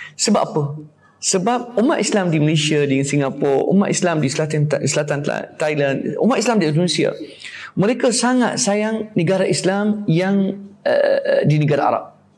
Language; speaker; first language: Malay; native; Malay